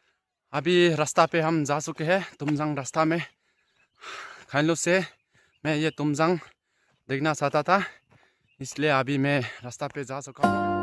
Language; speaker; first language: Hindi; non-native, local second language; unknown